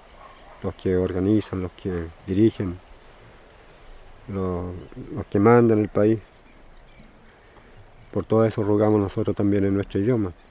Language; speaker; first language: Spanish; non-native, local second language; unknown